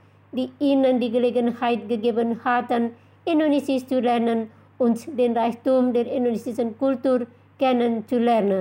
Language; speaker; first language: German; non-native, fluent; Indonesian